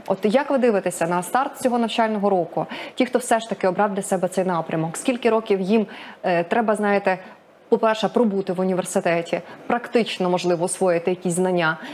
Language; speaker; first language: Ukrainian; native; Ukrainian